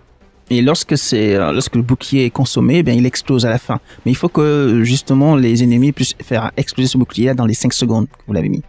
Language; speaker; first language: French; native; French